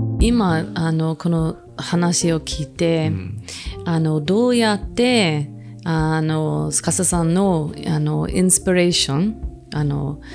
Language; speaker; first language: Japanese; non-native, fluent; English